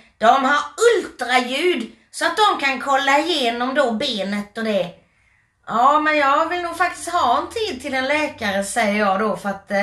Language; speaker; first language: Swedish; native; Swedish